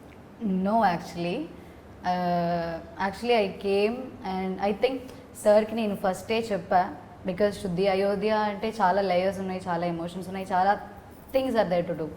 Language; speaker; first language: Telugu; non-native, learner; Malayalam